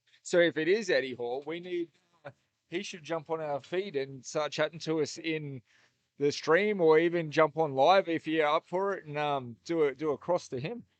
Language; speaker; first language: English; native; English